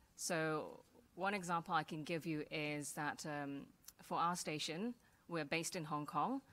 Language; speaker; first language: English; non-native, local second language; Cantonese